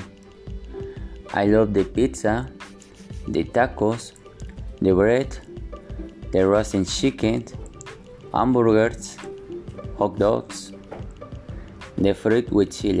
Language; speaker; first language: English; non-native, learner; Spanish